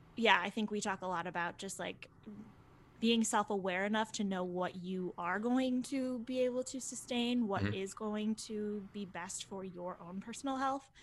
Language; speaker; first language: English; native; English